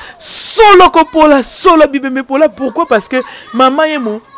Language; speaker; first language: French; non-native, local second language; Lingala